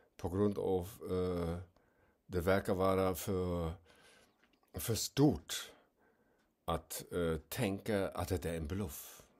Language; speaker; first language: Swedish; non-native, fluent; German